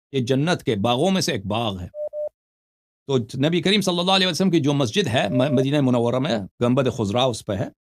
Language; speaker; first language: Urdu; non-native, fluent; Persian